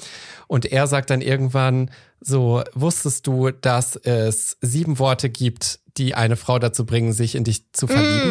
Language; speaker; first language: German; native; German